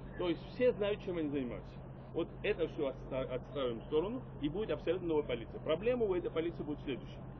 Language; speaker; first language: Russian; non-native, local second language; Georgian